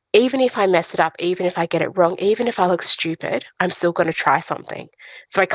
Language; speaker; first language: English; native; English